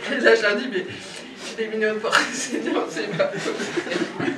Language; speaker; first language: French; native; French